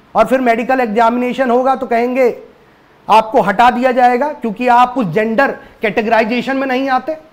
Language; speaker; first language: Hindi; native; Hindi